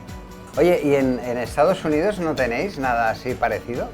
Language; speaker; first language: Spanish; native; Spanish